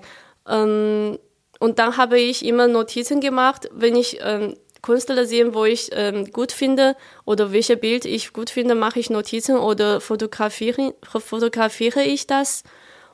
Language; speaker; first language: German; non-native, fluent; Chinese